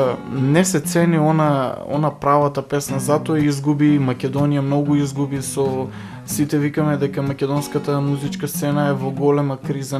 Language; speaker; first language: Macedonian; native; Macedonian